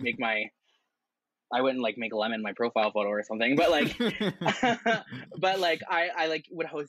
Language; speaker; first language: English; native; English